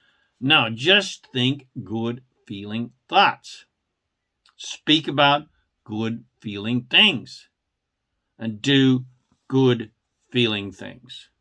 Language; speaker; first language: English; native; English